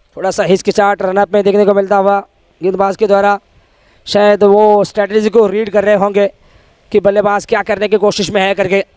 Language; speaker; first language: Hindi; native; Hindi